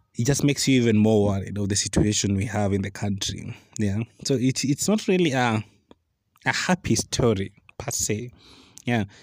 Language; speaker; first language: English; non-native, local second language; Luo (Kenya and Tanzania)